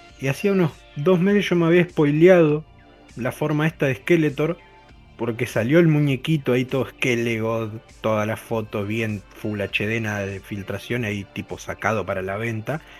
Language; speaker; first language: Spanish; native; Spanish